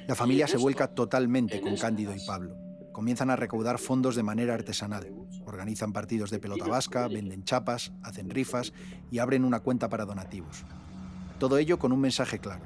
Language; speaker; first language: Spanish; native; Spanish